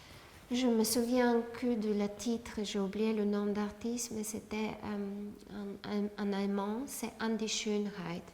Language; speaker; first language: French; non-native, fluent; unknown